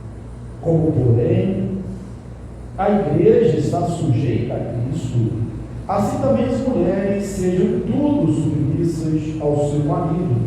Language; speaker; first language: Portuguese; native; Portuguese